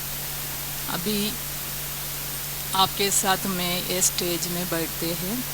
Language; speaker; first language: Hindi; non-native, local second language; Malayalam